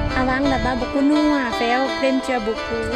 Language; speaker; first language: French; non-native, learner; Thai